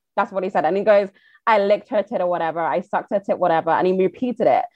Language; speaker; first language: English; native; English